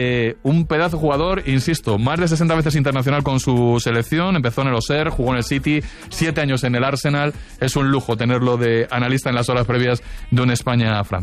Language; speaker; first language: Spanish; native; Spanish